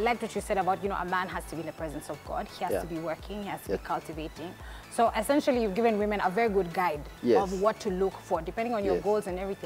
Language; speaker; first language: English; non-native, local second language; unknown